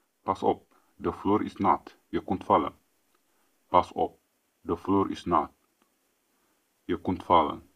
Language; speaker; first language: Dutch; non-native, fluent; Tigrinya